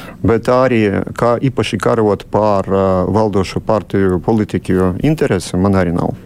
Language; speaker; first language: Latvian; non-native, local second language; Russian